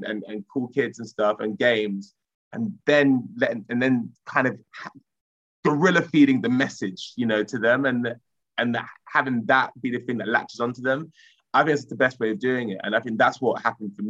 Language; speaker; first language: English; native; English